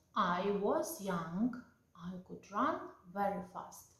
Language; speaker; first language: English; non-native, fluent; Ukrainian